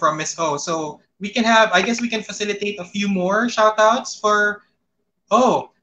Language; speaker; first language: English; non-native, local second language; Filipino